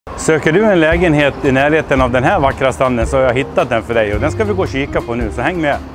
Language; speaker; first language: Swedish; native; Swedish